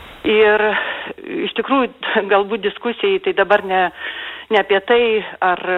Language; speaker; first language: Lithuanian; native; Lithuanian